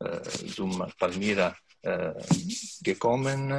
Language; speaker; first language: German; non-native, learner; Italian